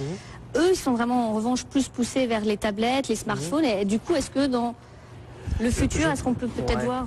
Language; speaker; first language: French; native; French